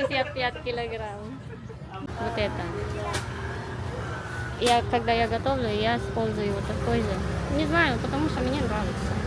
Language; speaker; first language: Russian; non-native, learner; Filipino